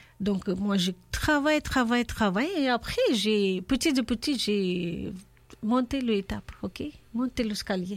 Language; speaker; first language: French; non-native, learner; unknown